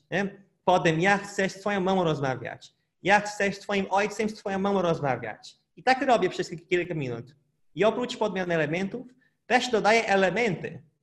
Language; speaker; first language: Polish; non-native, fluent; Portuguese